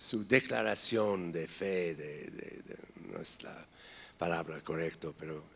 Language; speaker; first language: Spanish; non-native, fluent; English